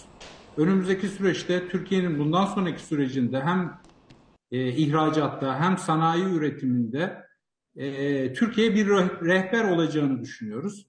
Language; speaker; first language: Turkish; native; Turkish